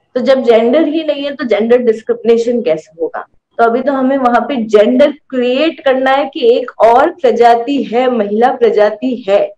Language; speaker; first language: Hindi; native; Hindi